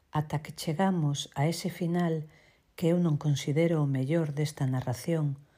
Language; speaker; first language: Galician; native; Galician